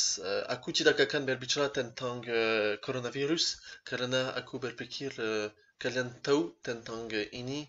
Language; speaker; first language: Indonesian; non-native, learner; French